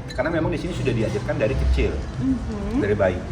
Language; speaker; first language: Indonesian; native; Indonesian